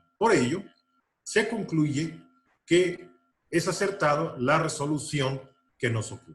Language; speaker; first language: Spanish; native; Spanish